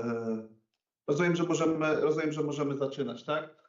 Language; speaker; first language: Polish; native; Polish